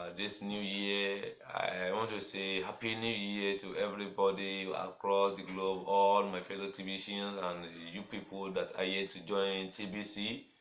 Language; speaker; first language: English; non-native, local second language; Yoruba